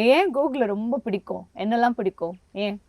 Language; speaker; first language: Tamil; native; Tamil